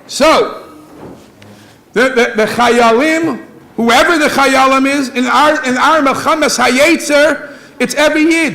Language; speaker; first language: English; native; English